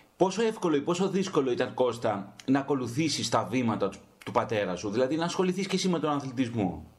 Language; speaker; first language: Greek; native; Greek